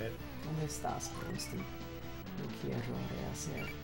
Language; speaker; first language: Spanish; non-native, learner; English